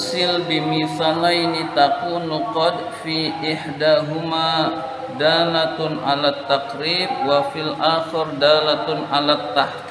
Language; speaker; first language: Arabic; non-native, fluent; Indonesian